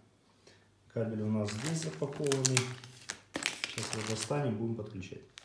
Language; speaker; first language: Russian; native; Russian